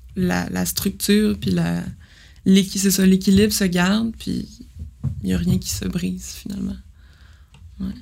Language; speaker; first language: French; native; French